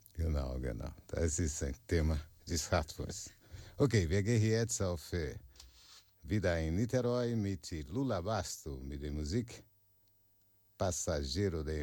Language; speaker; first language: German; non-native, learner; Portuguese